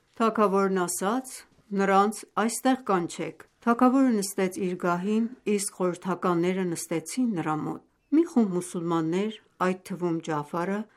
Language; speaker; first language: Armenian; native; Armenian